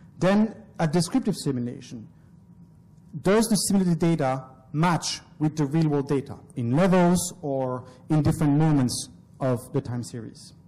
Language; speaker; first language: English; non-native, fluent; French